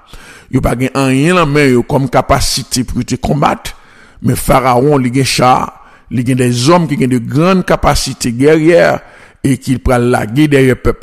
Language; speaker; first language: French; non-native, local second language; Haitian Creole